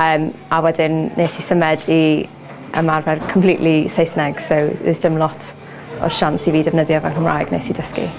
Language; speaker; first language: Welsh; non-native, local second language; English